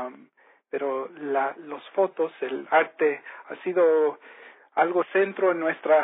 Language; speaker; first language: Spanish; early bilingual, heritage; Spanish